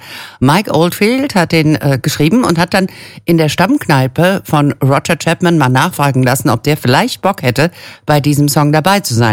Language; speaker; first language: German; native; German